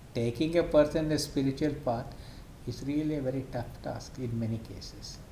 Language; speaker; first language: English; non-native, local second language; Kannada